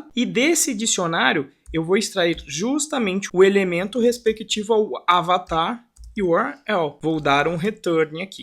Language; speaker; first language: Portuguese; native; Portuguese